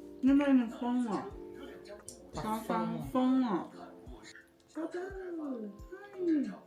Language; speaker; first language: Chinese; non-native, learner; English